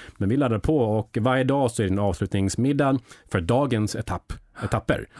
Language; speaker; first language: Swedish; early bilingual, heritage; English